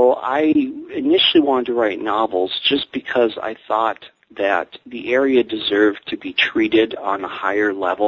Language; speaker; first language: English; native; English